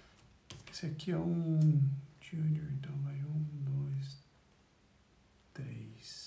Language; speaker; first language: Portuguese; native; Portuguese